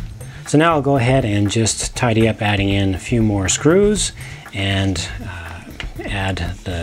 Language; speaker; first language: English; native; English